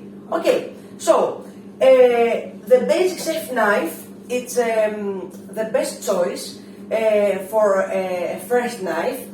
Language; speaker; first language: English; non-native, fluent; Greek